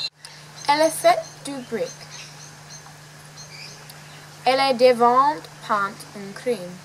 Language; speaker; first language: French; non-native, learner; English